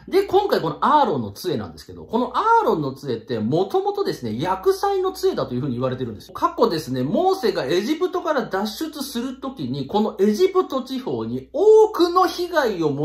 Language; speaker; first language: Japanese; native; Japanese